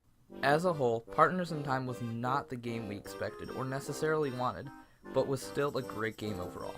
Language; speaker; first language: English; native; English